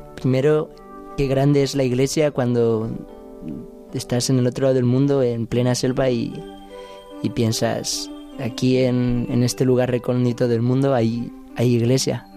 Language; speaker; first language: Spanish; native; Spanish